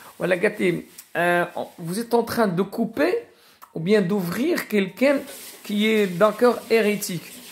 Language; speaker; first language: French; non-native, local second language; Arabic